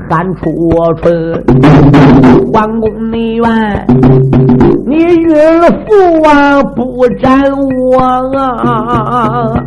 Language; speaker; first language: Chinese; native; Chinese